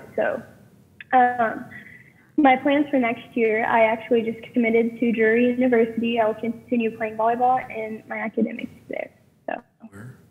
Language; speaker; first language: English; native; English